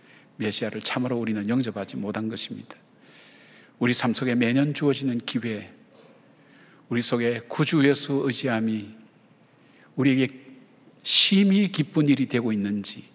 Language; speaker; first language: Korean; native; Korean